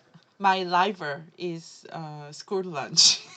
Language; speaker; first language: English; non-native, learner; Korean